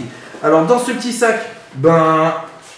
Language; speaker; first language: French; native; French